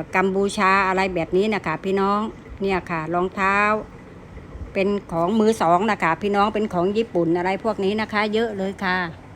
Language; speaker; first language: Thai; native; Thai